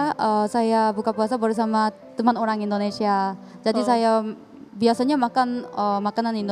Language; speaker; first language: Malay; non-native, learner; Korean